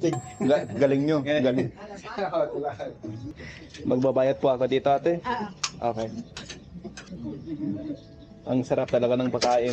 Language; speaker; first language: Filipino; non-native, fluent; English